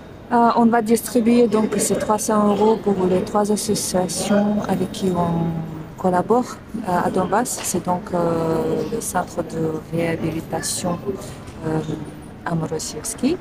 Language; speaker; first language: French; non-native, fluent; Russian